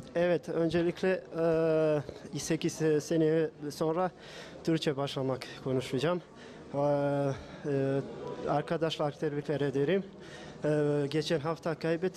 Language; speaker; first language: Turkish; non-native, learner; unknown